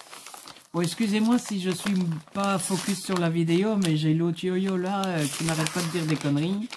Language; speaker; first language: French; native; French